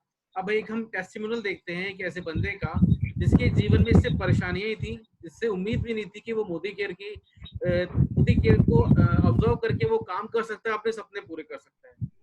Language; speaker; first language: Hindi; native; Hindi